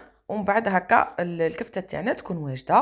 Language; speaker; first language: Arabic; native; Arabic